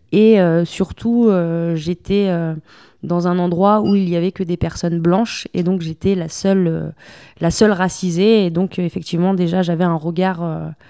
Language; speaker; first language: French; early bilingual, other home language; Spanish